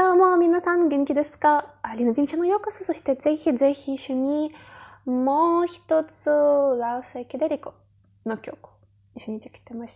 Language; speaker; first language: Japanese; non-native, learner; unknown